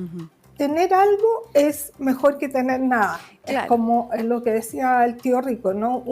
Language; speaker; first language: Spanish; native; Spanish